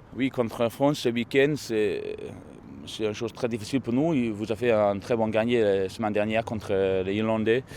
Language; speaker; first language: French; non-native, learner; English